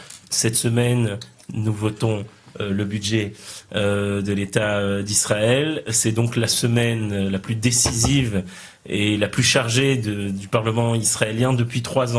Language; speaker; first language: French; native; French